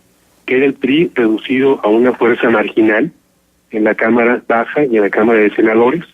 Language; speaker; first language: Spanish; native; Spanish